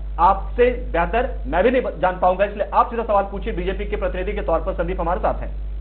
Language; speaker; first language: Hindi; native; Hindi